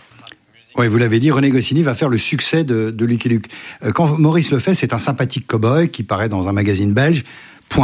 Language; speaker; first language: French; native; French